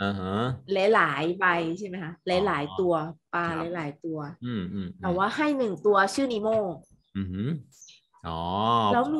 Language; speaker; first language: Thai; native; Thai